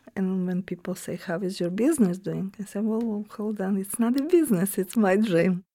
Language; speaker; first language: English; non-native, learner; Ukrainian